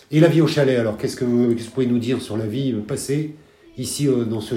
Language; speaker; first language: French; native; French